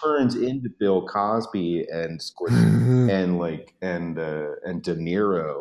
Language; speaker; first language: English; native; English